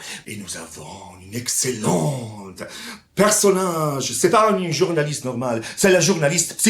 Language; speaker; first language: French; non-native, fluent; Italian